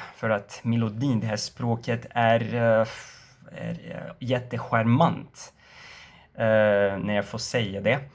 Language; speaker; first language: Swedish; non-native, learner; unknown